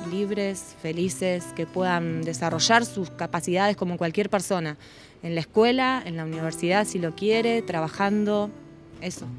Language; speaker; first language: Spanish; native; Spanish